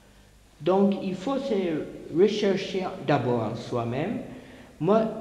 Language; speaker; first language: French; non-native, fluent; English